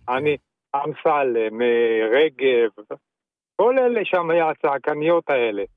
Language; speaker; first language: Hebrew; native; Hebrew